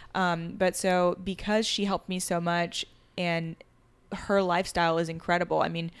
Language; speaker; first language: English; early bilingual, other home language; French